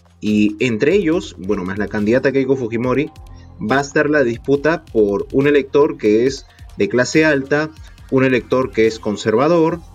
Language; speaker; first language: Spanish; native; Spanish